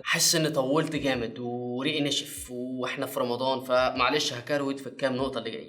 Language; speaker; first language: Arabic; native; Arabic